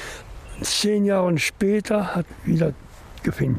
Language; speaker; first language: German; non-native, learner; French